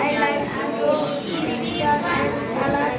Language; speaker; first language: English; non-native, learner; Bangla